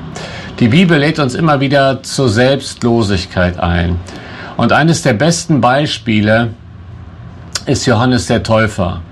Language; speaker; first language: German; native; German